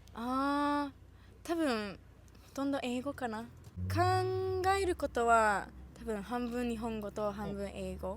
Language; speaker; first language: Japanese; early bilingual, heritage; Japanese